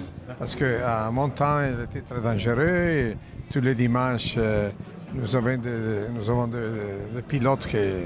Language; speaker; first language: French; non-native, fluent; Italian